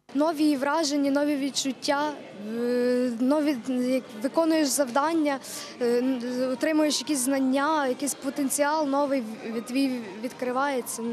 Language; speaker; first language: Ukrainian; native; Ukrainian